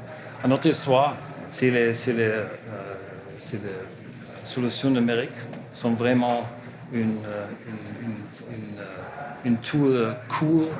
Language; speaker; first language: French; non-native, learner; German